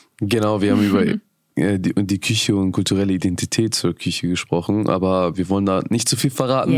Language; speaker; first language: German; early bilingual, other home language; Persian